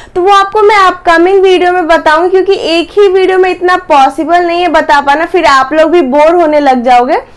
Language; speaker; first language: Hindi; native; Hindi